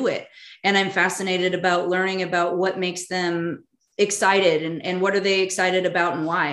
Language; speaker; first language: English; native; English